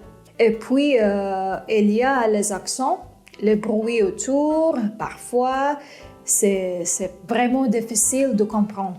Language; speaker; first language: French; non-native, fluent; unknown